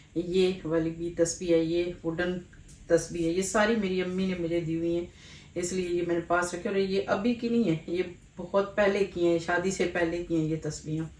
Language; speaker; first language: Urdu; native; Urdu